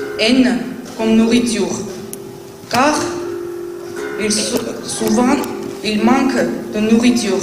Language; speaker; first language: French; non-native, learner; Armenian